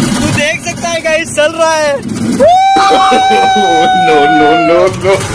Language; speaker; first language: Hindi; non-native, local second language; Assamese